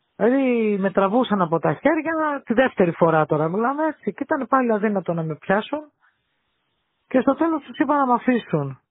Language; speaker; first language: Greek; native; Greek